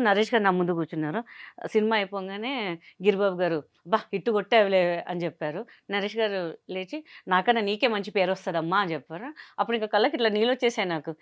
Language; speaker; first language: Telugu; non-native, local second language; Hindi